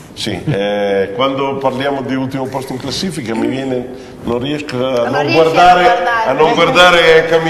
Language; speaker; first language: Italian; native; Italian